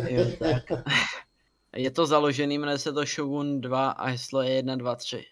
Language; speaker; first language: Czech; native; Czech